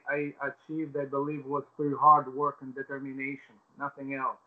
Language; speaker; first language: English; non-native, fluent; Albanian